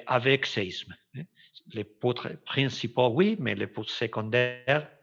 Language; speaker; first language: French; non-native, fluent; Spanish